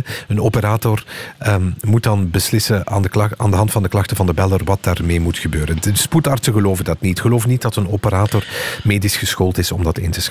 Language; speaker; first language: Dutch; native; Dutch